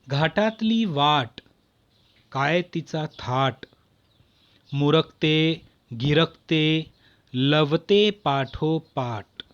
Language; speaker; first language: Marathi; non-native, local second language; Urdu